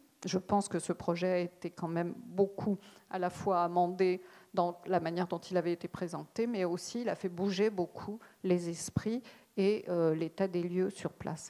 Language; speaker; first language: French; native; French